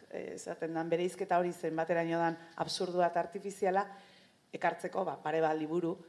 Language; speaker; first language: Basque; native; Basque